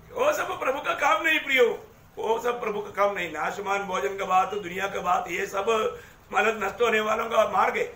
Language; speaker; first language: Hindi; non-native, local second language; Malayalam